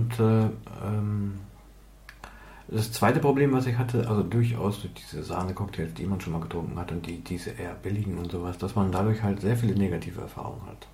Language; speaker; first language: German; native; German